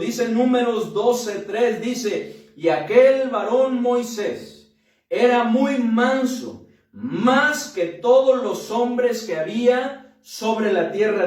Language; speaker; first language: Spanish; native; Spanish